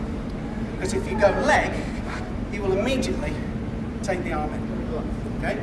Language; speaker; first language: English; native; English